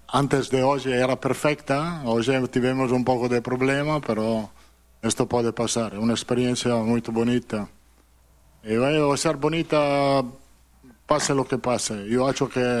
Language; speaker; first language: Portuguese; non-native, fluent; Italian